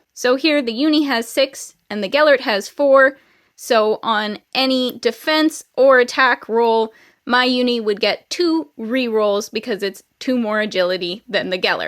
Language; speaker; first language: English; native; English